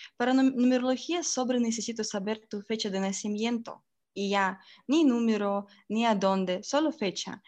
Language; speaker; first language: Spanish; non-native, learner; Russian